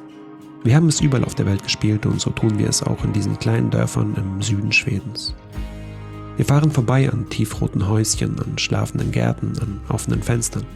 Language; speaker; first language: German; native; German